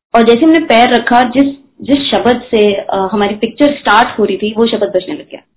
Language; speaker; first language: Hindi; native; Hindi